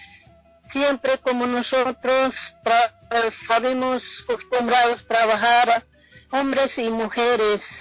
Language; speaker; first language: Spanish; non-native, local second language; Quechua